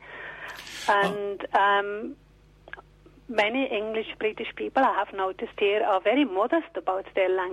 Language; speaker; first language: English; non-native, fluent; German